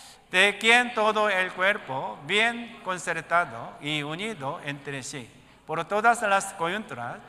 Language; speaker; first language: Spanish; non-native, learner; Korean